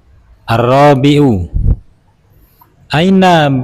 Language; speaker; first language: Arabic; non-native, learner; Indonesian